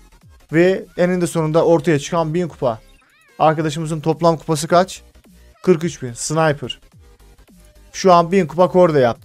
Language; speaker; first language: Turkish; native; Turkish